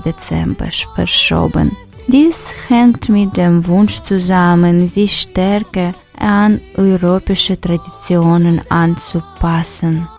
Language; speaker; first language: German; non-native, fluent; Ukrainian